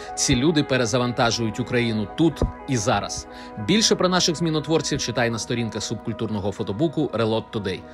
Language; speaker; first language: Ukrainian; native; Ukrainian